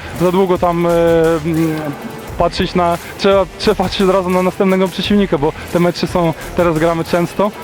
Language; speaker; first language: Polish; non-native, fluent; Ukrainian